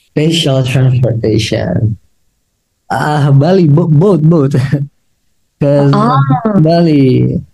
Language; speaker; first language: English; non-native, learner; Indonesian